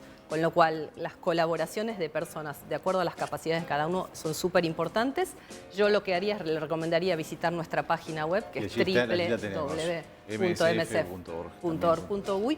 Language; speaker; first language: Spanish; native; Spanish